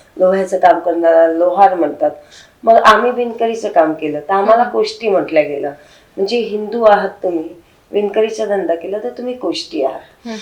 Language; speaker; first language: Marathi; non-native, local second language; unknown